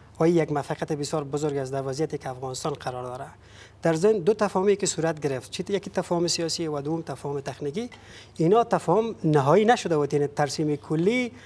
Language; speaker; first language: Persian; native; Persian